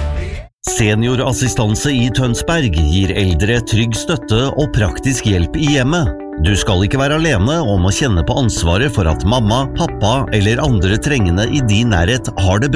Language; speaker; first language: Norwegian; native; Norwegian